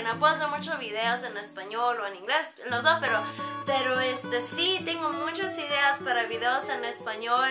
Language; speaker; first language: Spanish; early bilingual, heritage; Spanish